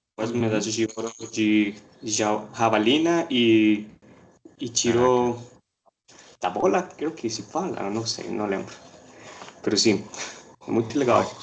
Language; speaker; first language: Portuguese; non-native, learner; Spanish